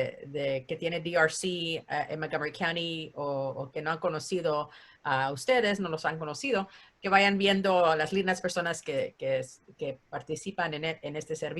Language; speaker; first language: Spanish; early bilingual, heritage; Spanish